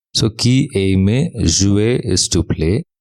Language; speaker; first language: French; non-native, fluent; English